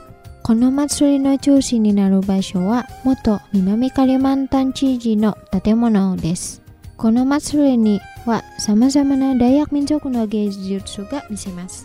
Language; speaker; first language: Japanese; non-native, fluent; Indonesian